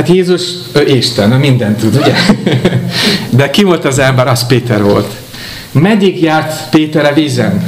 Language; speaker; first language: Hungarian; non-native, fluent; English